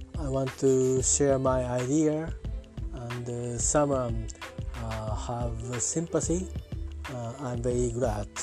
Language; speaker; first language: English; non-native, learner; Japanese